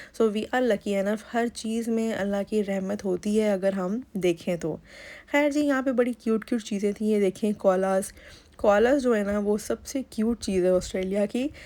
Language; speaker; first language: Urdu; native; Urdu